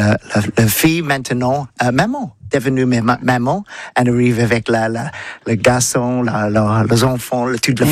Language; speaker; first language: French; non-native, learner; English